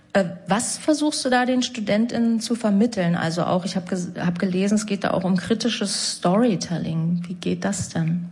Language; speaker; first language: German; native; German